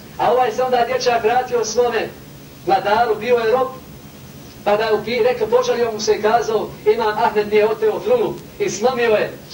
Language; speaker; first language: Bosnian; native; Bosnian